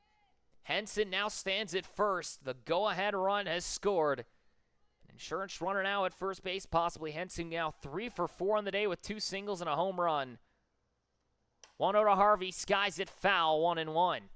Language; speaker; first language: English; native; English